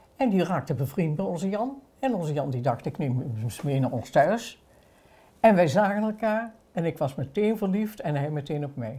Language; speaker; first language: Dutch; native; Dutch